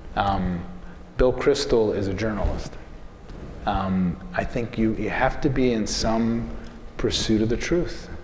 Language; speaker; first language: English; native; English